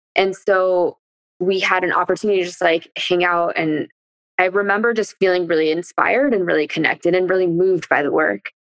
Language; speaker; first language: English; native; English